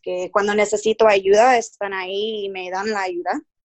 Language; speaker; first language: Spanish; early bilingual, heritage; Spanish